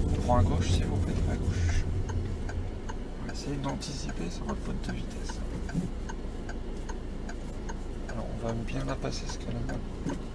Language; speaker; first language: French; native; French